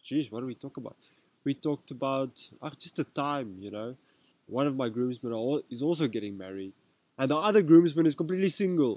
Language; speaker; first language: English; non-native, local second language; Afrikaans